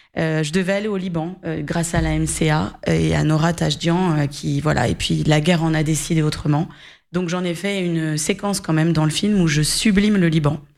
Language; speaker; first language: French; native; French